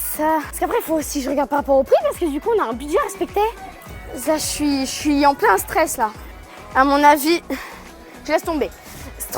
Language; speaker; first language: French; native; French